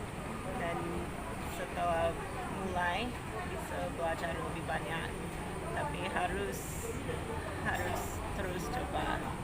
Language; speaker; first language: Indonesian; non-native, fluent; English